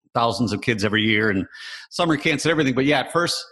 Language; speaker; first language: English; native; English